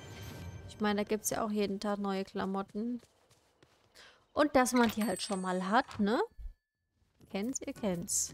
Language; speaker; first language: German; native; German